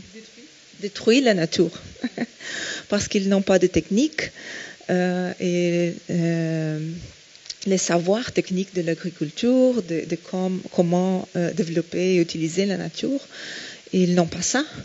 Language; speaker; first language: French; non-native, fluent; Portuguese